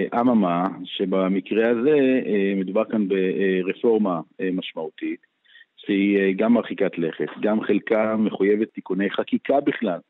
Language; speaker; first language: Hebrew; native; Hebrew